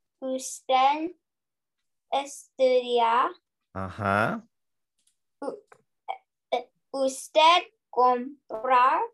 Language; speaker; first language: Spanish; non-native, learner; English